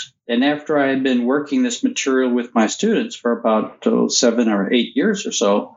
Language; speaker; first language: English; native; English